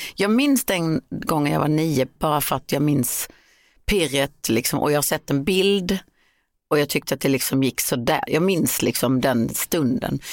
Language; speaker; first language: Swedish; native; Swedish